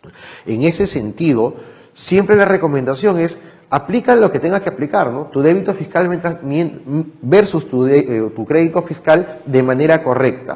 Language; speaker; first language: Spanish; native; Spanish